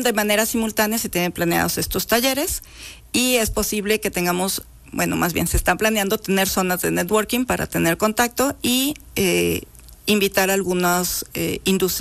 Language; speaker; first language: Spanish; native; Spanish